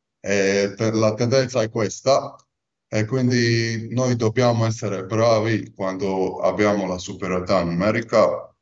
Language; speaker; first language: Italian; non-native, fluent; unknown